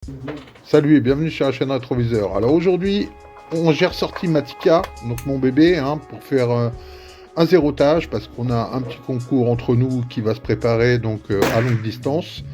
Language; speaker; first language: French; native; French